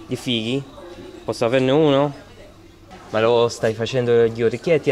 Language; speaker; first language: Italian; non-native, learner; English